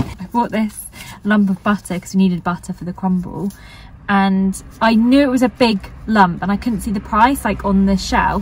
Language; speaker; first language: English; native; English